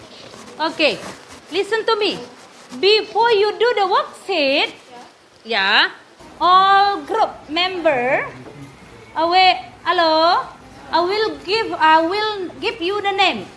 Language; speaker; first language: English; non-native, learner; Indonesian